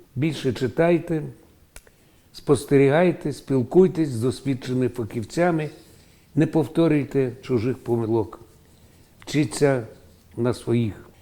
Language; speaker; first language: Ukrainian; native; Ukrainian